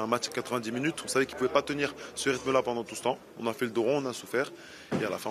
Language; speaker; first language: French; native; French